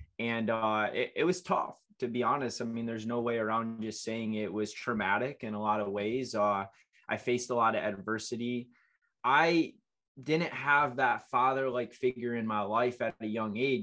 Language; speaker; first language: English; native; English